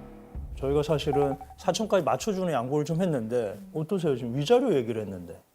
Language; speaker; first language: Korean; native; Korean